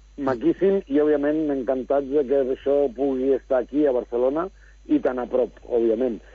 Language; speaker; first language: Catalan; early bilingual, other home language; Spanish